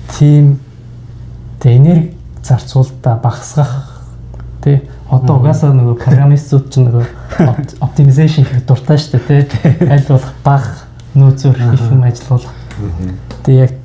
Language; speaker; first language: Mongolian; non-native, local second language; Kazakh